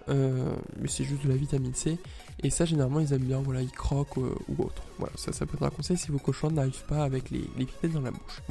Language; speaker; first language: French; native; French